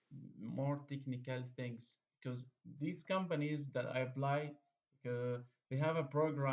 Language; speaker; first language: English; non-native, fluent; Arabic